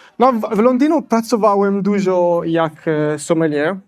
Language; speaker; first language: Polish; non-native, learner; Italian